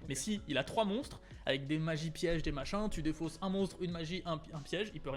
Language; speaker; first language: French; native; French